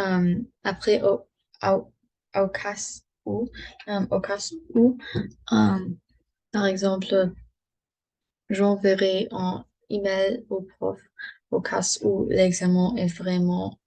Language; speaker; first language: French; non-native, learner; English